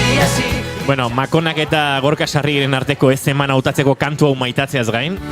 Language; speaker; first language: Basque; native; Basque